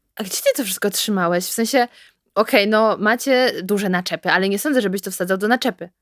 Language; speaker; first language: Polish; native; Polish